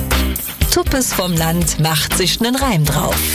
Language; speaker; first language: German; native; German